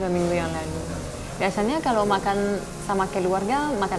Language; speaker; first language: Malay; non-native, fluent; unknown